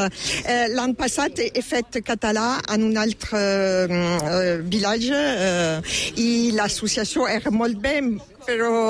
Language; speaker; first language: Catalan; non-native, learner; French